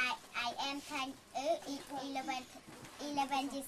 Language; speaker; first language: English; non-native, learner; Khmer